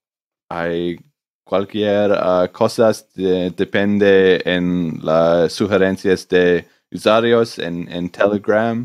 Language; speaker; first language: Spanish; non-native, learner; English